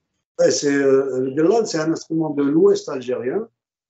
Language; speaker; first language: French; non-native, local second language; Arabic